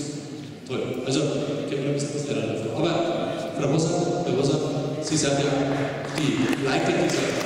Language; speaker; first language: German; native; German